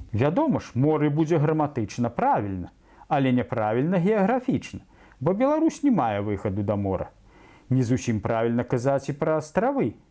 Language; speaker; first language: Belarusian; native; Belarusian